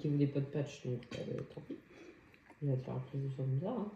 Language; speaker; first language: French; native; French